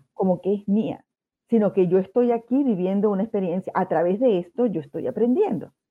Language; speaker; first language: Spanish; native; Spanish